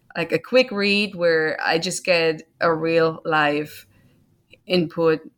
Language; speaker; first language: English; non-native, fluent; German